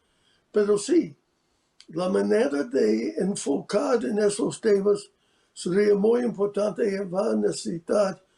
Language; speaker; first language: Spanish; non-native, fluent; English